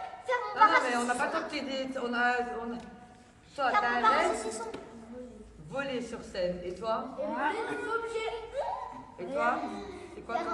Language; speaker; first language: French; native; French